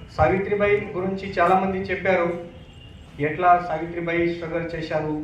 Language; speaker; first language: Telugu; non-native, local second language; Marathi